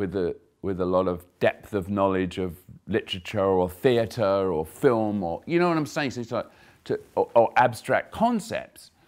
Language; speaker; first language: English; native; English